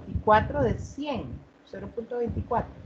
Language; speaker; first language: Spanish; native; Spanish